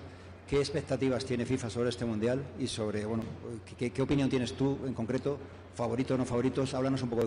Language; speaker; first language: Spanish; native; Spanish